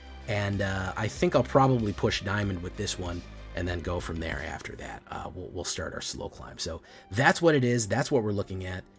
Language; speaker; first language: English; native; English